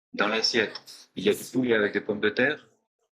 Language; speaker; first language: French; non-native, learner; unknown